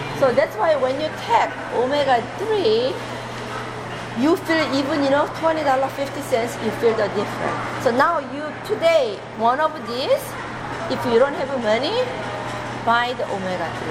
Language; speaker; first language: English; non-native, learner; Korean